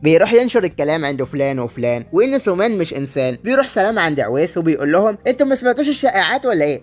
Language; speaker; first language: Arabic; native; Arabic